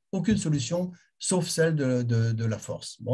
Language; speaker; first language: French; native; French